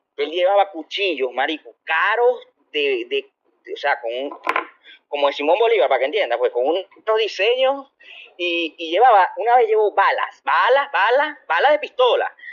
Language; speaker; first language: Spanish; native; Spanish